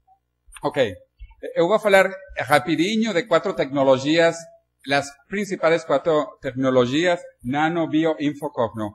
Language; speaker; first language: Spanish; non-native, learner; Portuguese